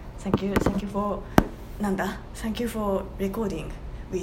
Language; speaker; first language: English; non-native, learner; Japanese